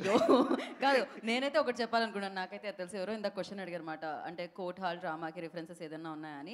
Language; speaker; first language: Telugu; native; Telugu